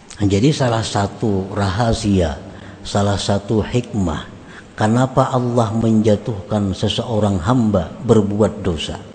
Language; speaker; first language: Indonesian; non-native, local second language; Banjar